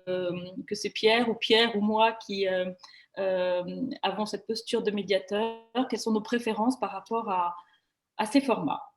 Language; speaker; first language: French; native; French